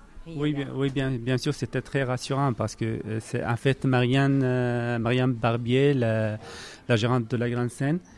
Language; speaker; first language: French; non-native, learner; Arabic